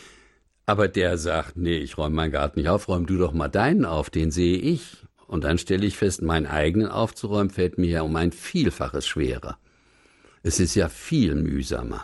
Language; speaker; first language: German; native; German